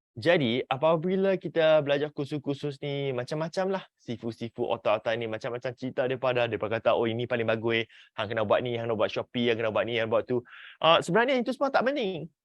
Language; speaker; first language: Malay; non-native, local second language; Chinese